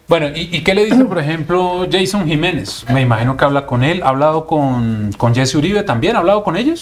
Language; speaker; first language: Spanish; native; Spanish